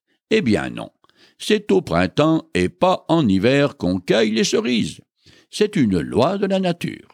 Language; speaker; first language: French; native; French